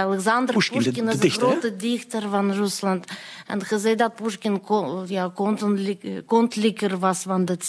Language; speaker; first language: Dutch; non-native, fluent; Russian